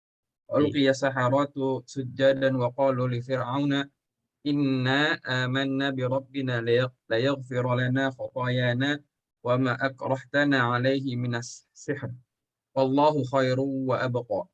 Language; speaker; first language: Arabic; non-native, learner; Indonesian